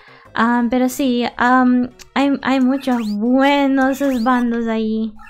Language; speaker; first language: Spanish; early bilingual, heritage; Spanish